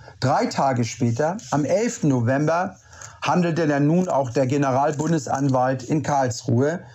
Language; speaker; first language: German; native; German